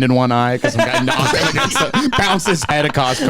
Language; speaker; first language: English; native; English